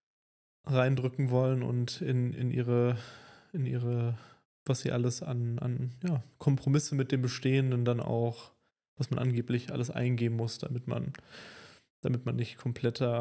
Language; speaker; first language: German; native; German